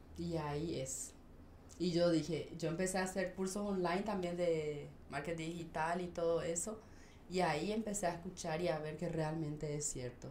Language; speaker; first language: Spanish; native; Spanish